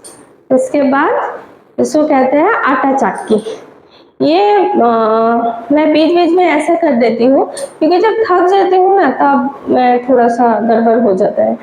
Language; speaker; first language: Hindi; non-native, local second language; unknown